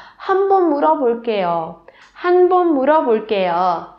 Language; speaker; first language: Korean; non-native, learner; Burmese